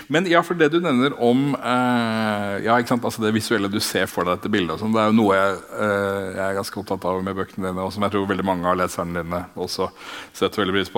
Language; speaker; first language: Norwegian; native; Norwegian